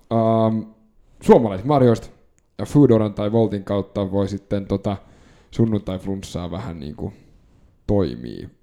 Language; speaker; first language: Finnish; native; Finnish